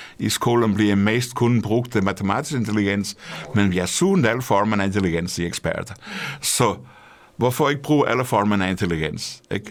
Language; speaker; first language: Danish; non-native, fluent; Portuguese